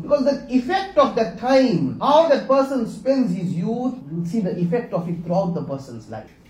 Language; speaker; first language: English; native; English